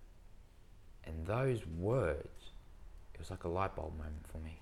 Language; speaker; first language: English; native; English